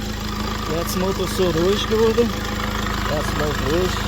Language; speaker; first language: German; non-native, learner; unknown